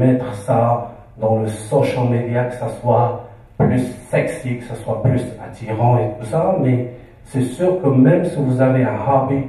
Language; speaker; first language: French; non-native, local second language; Arabic